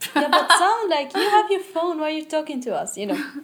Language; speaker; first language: English; non-native, fluent; Arabic